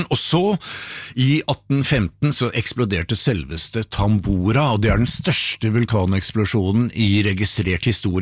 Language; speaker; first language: Norwegian; native; Norwegian